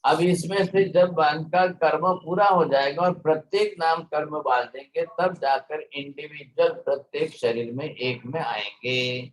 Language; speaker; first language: Hindi; non-native, local second language; Gujarati